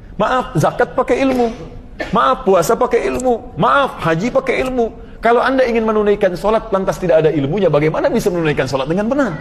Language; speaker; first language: Indonesian; native; Indonesian